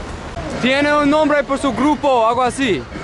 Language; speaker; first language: Spanish; non-native, learner; English